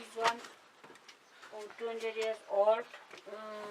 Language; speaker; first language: English; non-native, learner; Ladakhi